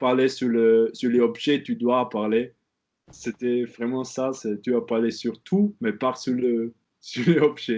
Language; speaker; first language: French; non-native, learner; German